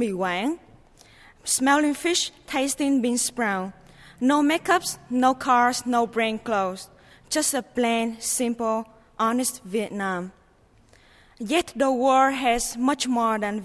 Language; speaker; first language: English; non-native, fluent; Vietnamese